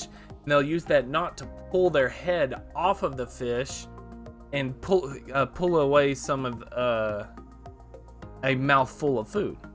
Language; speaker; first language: English; native; English